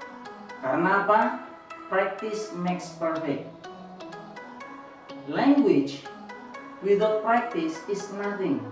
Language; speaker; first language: English; non-native, fluent; Indonesian